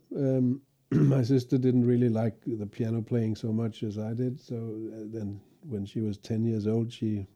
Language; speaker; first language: English; non-native, fluent; Danish